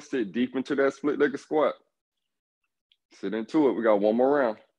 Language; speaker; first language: English; native; English